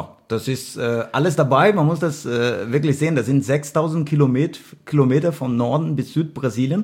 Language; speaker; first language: German; non-native, fluent; Portuguese